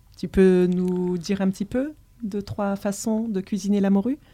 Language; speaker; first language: French; native; French